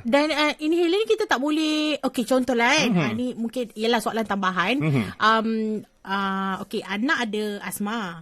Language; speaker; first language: Malay; native; Malay